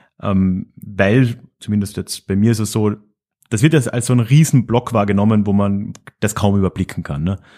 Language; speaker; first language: German; native; German